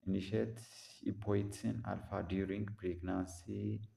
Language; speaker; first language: English; non-native, local second language; Amharic